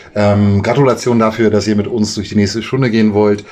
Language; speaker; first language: German; native; German